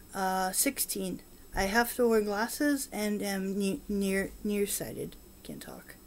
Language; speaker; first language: English; native; English